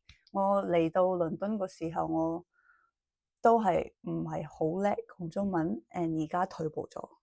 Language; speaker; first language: Cantonese; early bilingual, heritage; English